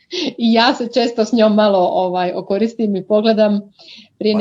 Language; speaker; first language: Croatian; native; Croatian